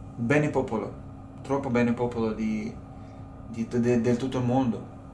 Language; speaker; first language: Italian; non-native, learner; Russian